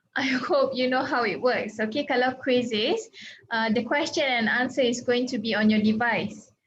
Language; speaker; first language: English; non-native, local second language; Malay